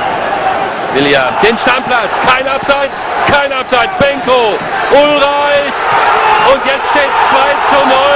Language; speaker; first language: German; native; German